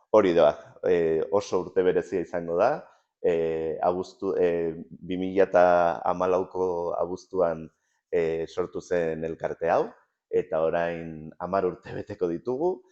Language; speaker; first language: Basque; non-native, local second language; Spanish